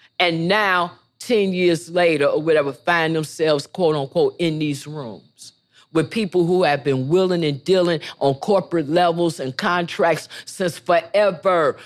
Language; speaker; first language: English; native; English